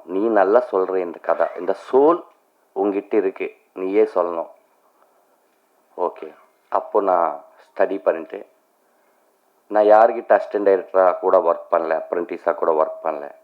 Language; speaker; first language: Tamil; non-native, local second language; Telugu